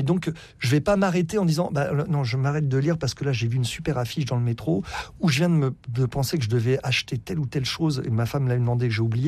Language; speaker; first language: French; native; French